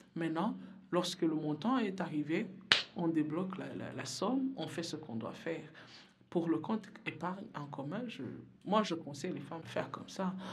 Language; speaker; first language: French; non-native, local second language; Rundi